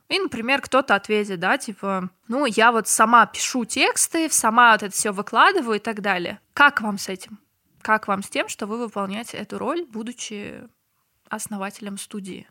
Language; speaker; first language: Russian; non-native, local second language; Turkmen